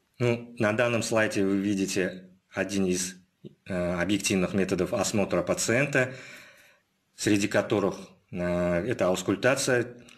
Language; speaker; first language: Russian; non-native, local second language; Uzbek